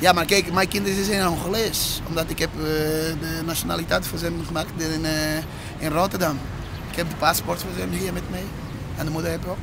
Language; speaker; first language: Dutch; non-native, learner; Portuguese